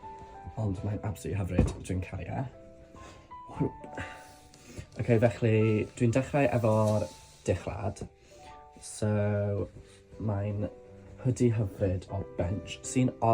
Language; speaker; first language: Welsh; non-native, local second language; English